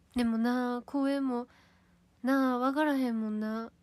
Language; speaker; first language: Japanese; native; Japanese